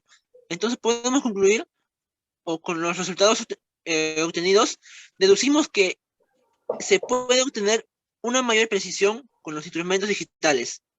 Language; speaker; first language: Spanish; native; Spanish